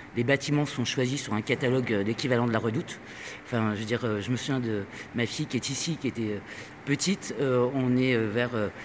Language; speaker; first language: French; non-native, fluent; Spanish